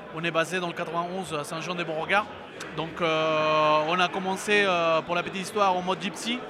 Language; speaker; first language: French; non-native, fluent; Spanish